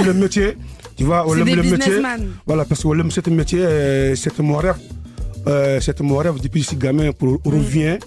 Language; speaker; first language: French; early bilingual, other home language; Soninke